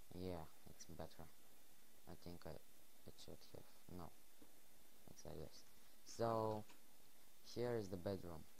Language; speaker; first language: English; non-native, learner; Bulgarian